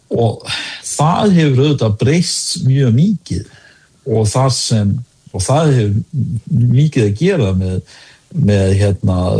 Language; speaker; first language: Icelandic; early bilingual, other home language; Danish